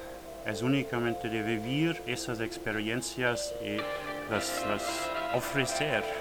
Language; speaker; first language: Spanish; non-native, learner; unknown